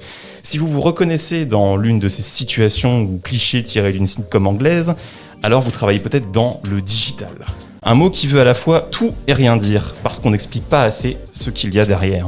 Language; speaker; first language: French; native; French